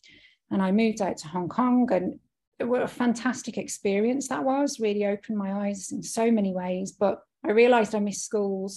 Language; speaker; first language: English; native; English